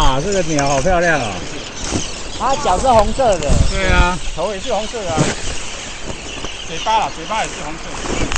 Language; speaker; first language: Chinese; native; Chinese